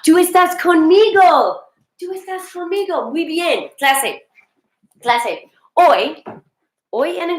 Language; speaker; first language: Spanish; non-native, fluent; English